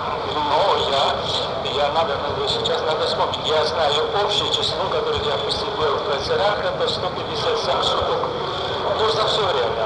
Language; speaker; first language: Russian; non-native, fluent; Lithuanian